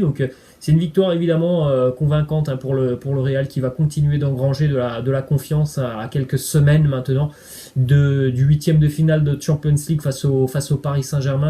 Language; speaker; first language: French; native; French